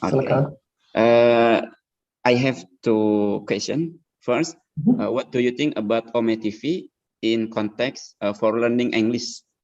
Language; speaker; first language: English; non-native, learner; Indonesian